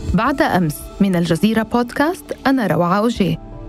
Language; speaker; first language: Arabic; native; Arabic